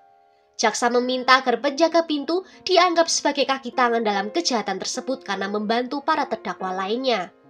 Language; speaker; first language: Indonesian; native; Indonesian